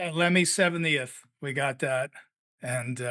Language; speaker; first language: English; native; English